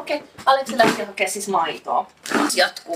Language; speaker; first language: Finnish; native; Finnish